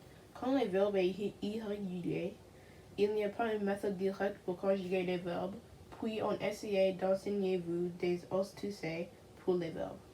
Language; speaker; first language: French; non-native, learner; English